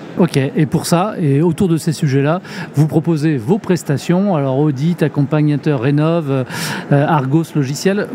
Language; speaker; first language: French; native; French